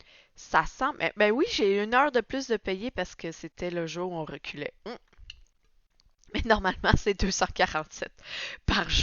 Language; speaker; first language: French; native; French